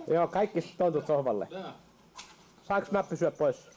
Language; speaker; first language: Finnish; native; Finnish